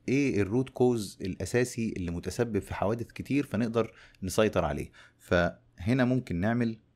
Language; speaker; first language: Arabic; native; Arabic